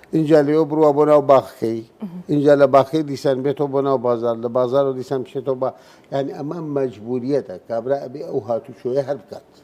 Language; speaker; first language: Central Kurdish; non-native, local second language; Gurani